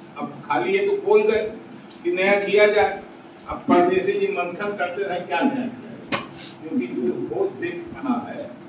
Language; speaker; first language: Hindi; native; Hindi